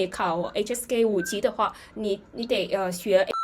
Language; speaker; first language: Chinese; non-native, fluent; Vietnamese